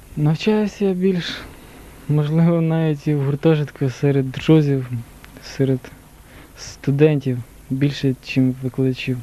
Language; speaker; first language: Ukrainian; native; Ukrainian